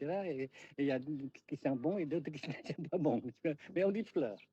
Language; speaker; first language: French; non-native, local second language; Vietnamese